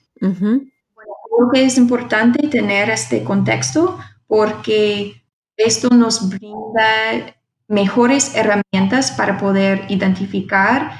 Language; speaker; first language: Spanish; non-native, fluent; English